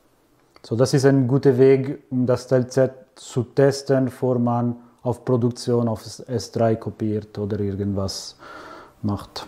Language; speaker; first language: German; non-native, fluent; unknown